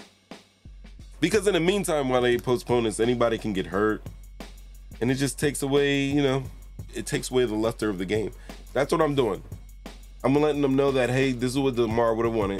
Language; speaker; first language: English; native; English